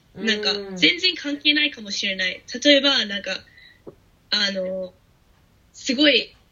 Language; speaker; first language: Japanese; non-native, fluent; English